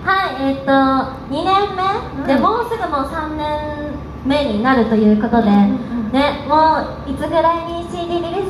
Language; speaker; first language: Japanese; native; Japanese